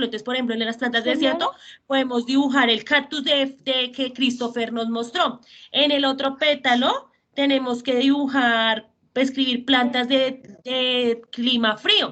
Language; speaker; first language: Spanish; native; Spanish